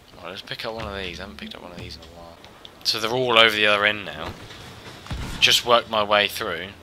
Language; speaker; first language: English; native; English